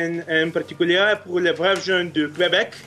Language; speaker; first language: French; non-native, fluent; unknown